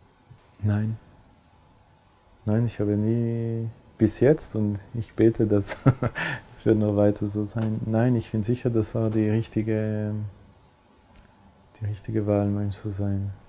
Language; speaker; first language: German; non-native, local second language; French